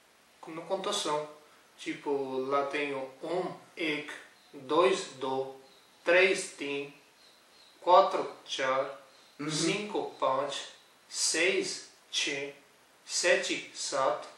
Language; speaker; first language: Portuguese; non-native, learner; Urdu